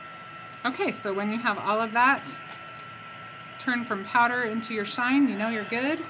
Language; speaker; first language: English; native; English